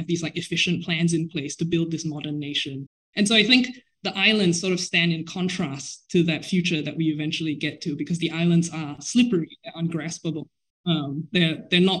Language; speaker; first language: English; native; English